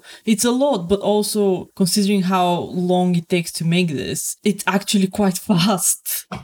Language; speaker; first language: English; native; English